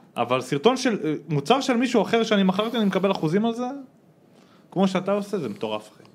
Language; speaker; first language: Hebrew; native; Hebrew